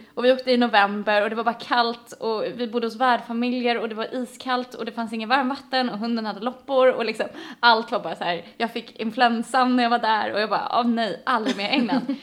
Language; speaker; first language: Swedish; native; Swedish